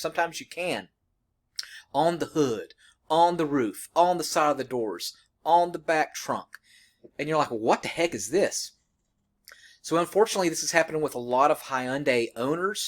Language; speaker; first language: English; native; English